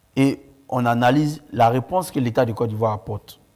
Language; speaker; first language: French; non-native, local second language; Mandingo